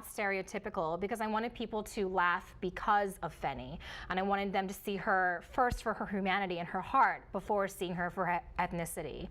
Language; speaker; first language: English; early bilingual, other home language; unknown